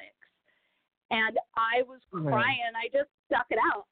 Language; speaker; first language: English; non-native, fluent; Portuguese